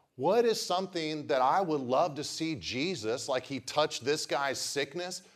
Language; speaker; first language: English; native; English